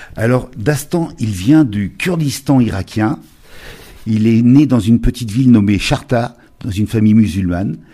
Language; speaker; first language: French; native; French